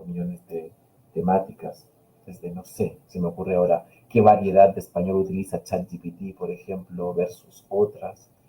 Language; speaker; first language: Spanish; non-native, local second language; Catalan